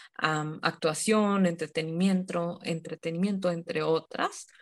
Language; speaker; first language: Spanish; native; Spanish